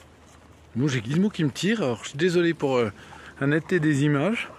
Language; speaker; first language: French; native; French